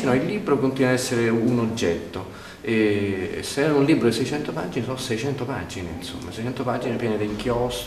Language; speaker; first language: Italian; native; Italian